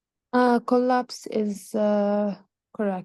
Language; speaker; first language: English; non-native, learner; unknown